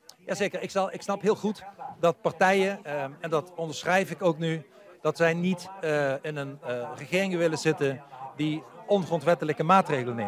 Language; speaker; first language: Dutch; native; Dutch